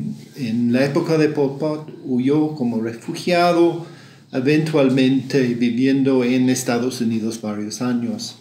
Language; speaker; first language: Spanish; non-native, fluent; English